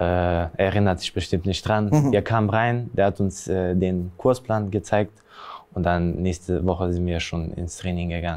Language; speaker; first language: German; early bilingual, other home language; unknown